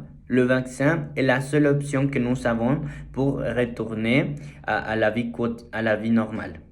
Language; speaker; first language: French; non-native, learner; Spanish